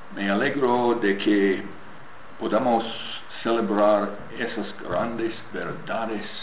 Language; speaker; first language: Spanish; non-native, learner; English